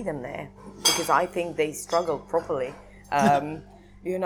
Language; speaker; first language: English; non-native, fluent; Russian